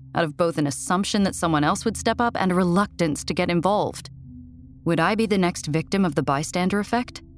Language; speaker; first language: English; native; English